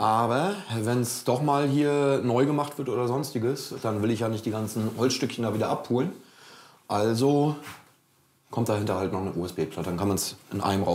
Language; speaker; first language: German; native; German